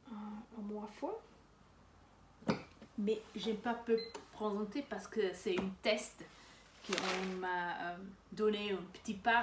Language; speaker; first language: French; non-native, learner; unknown